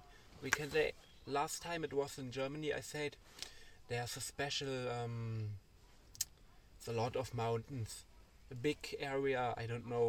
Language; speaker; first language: English; non-native, learner; German